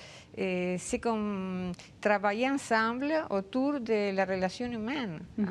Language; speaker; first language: French; non-native, fluent; Spanish